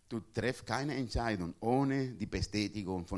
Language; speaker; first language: German; non-native, learner; Spanish